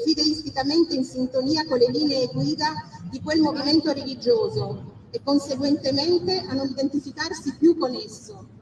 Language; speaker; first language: Italian; native; Italian